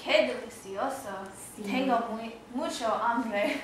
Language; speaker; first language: Spanish; non-native, learner; English